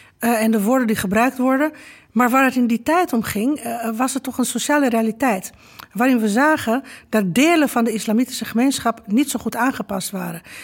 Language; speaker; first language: Dutch; non-native, fluent; Romanian